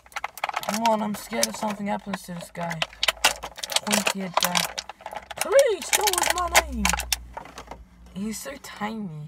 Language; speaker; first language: English; native; English